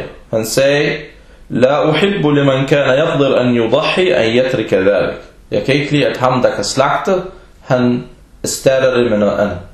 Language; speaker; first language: Danish; early bilingual, other home language; Arabic